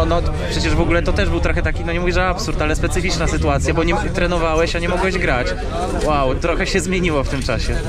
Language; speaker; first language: Polish; native; Polish